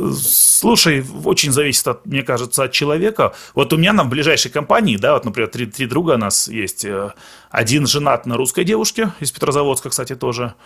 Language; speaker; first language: Russian; early bilingual, other home language; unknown